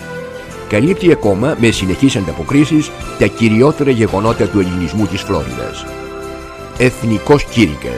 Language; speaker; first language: Greek; native; Greek